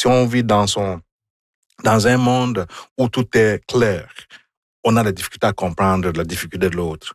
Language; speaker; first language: French; non-native, fluent; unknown